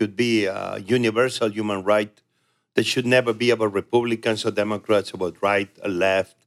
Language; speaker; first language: English; non-native, fluent; Spanish